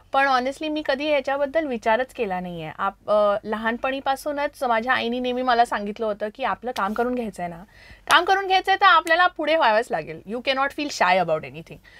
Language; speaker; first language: Marathi; early bilingual, heritage; Marathi